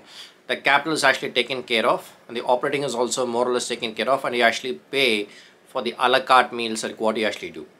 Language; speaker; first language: English; non-native, local second language; Tamil